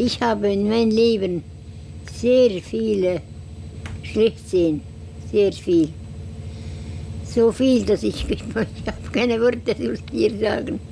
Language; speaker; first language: German; non-native, learner; Estonian